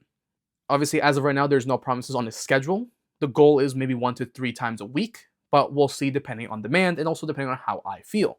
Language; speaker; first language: English; native; English